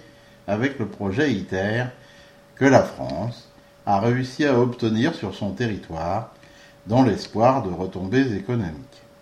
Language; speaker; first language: French; native; French